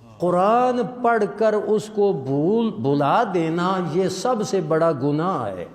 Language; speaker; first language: Urdu; non-native, local second language; Punjabi